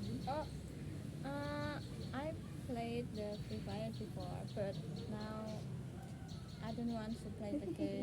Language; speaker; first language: English; non-native, learner; Indonesian